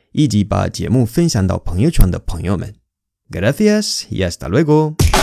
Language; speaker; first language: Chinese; non-native, fluent; Spanish